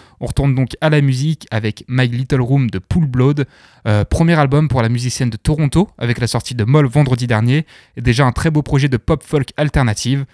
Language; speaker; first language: French; native; French